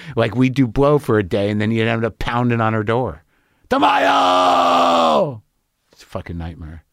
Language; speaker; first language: English; native; English